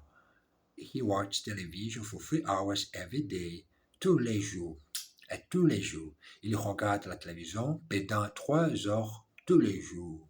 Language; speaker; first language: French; non-native, learner; English